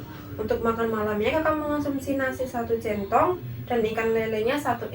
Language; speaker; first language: Indonesian; native; Indonesian